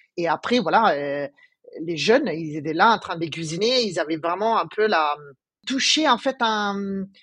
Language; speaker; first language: French; non-native, fluent; Italian